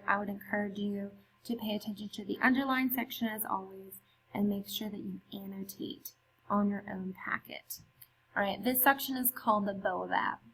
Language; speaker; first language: English; native; English